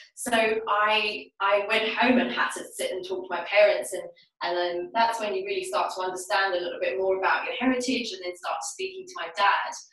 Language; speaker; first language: English; native; English